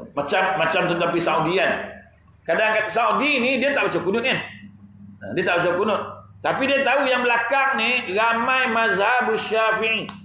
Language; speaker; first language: Malay; native; Malay